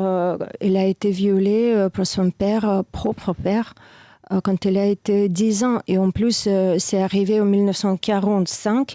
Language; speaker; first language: French; non-native, fluent; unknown